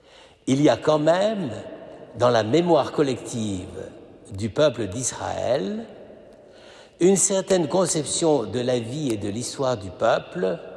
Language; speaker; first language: French; native; French